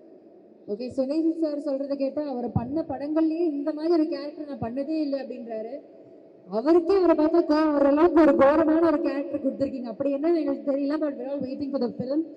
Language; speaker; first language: Tamil; native; Tamil